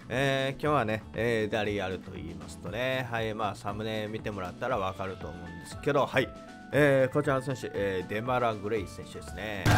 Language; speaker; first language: Japanese; native; Japanese